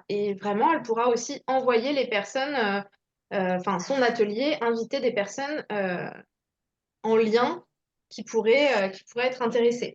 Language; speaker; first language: French; native; French